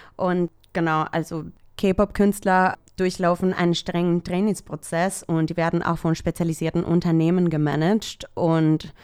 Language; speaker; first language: German; non-native, fluent; Spanish